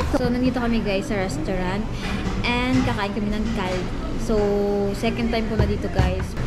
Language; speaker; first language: Filipino; native; Filipino